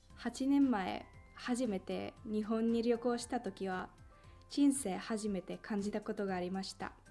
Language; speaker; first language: Japanese; non-native, fluent; Finnish